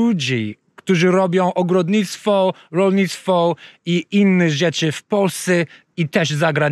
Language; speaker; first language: Polish; non-native, learner; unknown